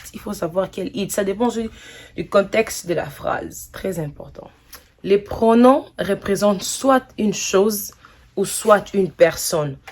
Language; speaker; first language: French; non-native, local second language; Lingala